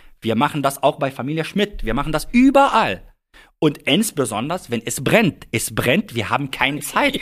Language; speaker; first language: German; non-native, fluent; Arabic